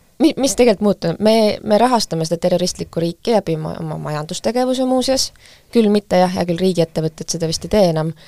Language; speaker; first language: Estonian; native; Estonian